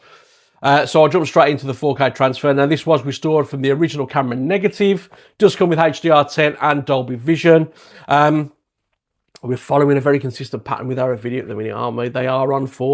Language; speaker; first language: English; native; English